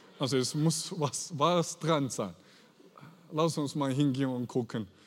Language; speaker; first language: German; non-native, fluent; Chinese